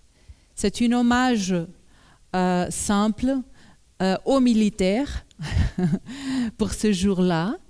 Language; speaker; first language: French; non-native, learner; Portuguese